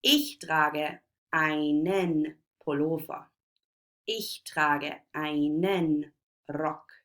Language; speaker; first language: German; non-native, fluent; English